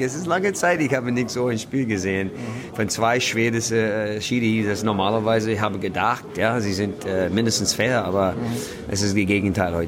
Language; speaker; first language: German; non-native, learner; English